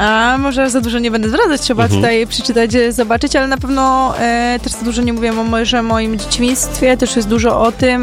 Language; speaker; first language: Polish; native; Polish